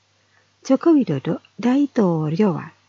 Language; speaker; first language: Japanese; non-native, fluent; Indonesian